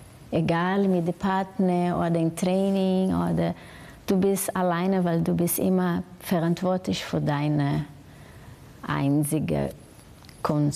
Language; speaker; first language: German; non-native, fluent; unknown